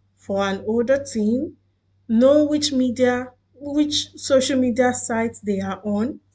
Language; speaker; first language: English; non-native, local second language; Yoruba